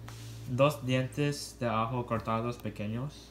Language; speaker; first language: Spanish; non-native, learner; English